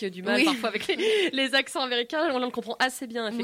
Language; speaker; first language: French; native; French